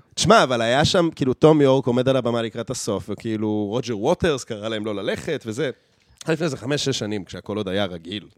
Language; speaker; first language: Hebrew; native; Hebrew